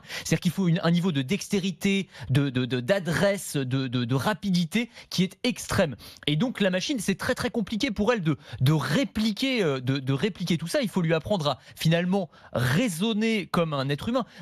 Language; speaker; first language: French; native; French